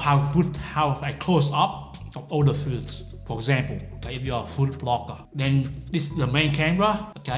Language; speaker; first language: English; non-native, fluent; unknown